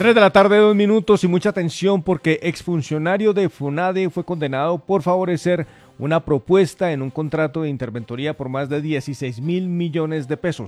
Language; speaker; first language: Spanish; native; Spanish